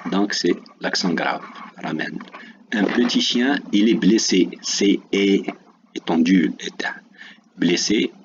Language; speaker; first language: French; non-native, local second language; Arabic